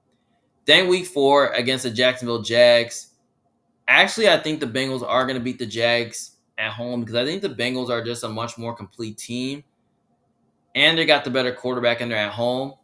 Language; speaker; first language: English; native; English